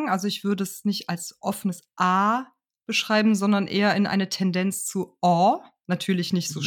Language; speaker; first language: German; native; German